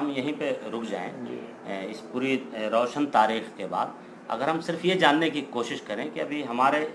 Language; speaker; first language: Urdu; native; Urdu